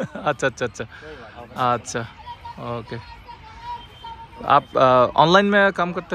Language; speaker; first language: Hindi; non-native, learner; Bangla